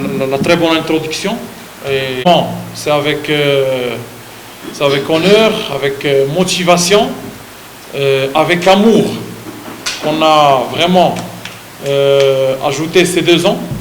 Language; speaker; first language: French; non-native, fluent; Arabic